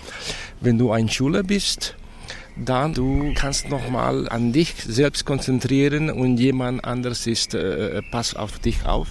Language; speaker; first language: German; non-native, fluent; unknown